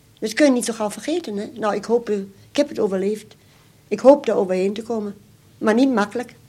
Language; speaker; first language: Dutch; non-native, fluent; German